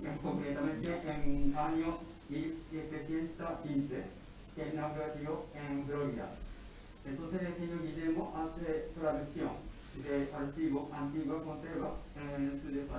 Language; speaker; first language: Spanish; non-native, learner; Japanese